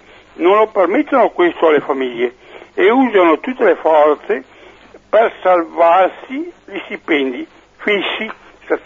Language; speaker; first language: Italian; non-native, fluent; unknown